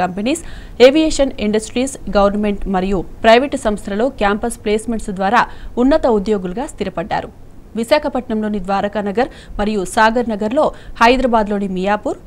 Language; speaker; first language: Telugu; native; Telugu